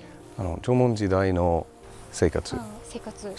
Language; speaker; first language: Japanese; non-native, learner; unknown